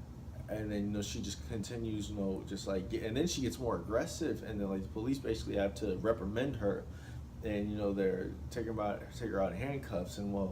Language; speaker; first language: English; native; English